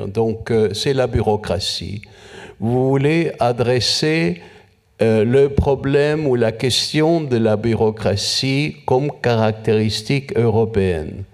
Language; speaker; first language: French; non-native, fluent; Spanish